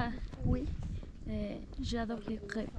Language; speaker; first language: French; non-native, learner; Spanish